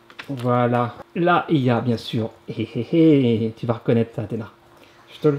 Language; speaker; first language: French; native; French